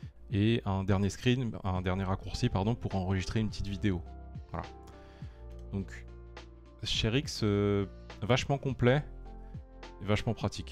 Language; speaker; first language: French; native; French